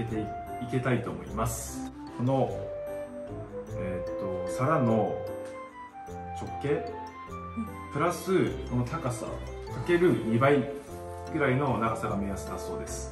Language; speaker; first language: Japanese; native; Japanese